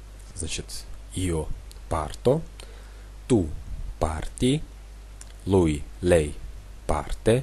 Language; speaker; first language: Italian; non-native, fluent; Russian